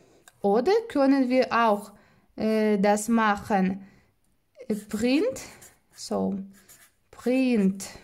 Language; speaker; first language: German; non-native, fluent; Russian